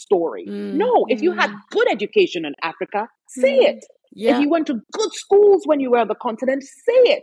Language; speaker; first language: English; non-native, local second language; Akan